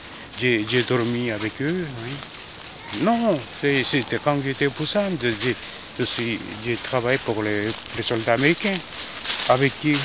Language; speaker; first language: French; non-native, fluent; Korean